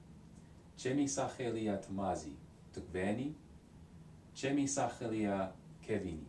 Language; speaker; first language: Georgian; non-native, learner; English